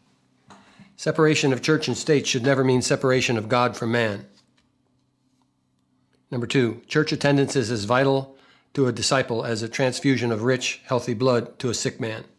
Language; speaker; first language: English; native; English